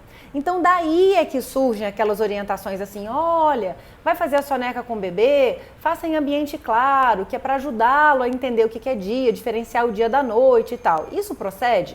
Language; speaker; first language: Portuguese; native; Portuguese